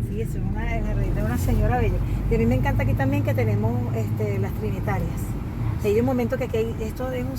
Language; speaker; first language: Spanish; native; Spanish